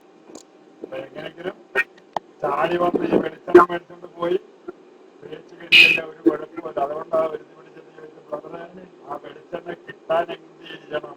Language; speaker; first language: Malayalam; native; Malayalam